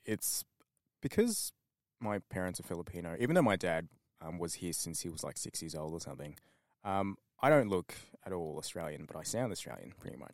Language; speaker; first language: English; native; English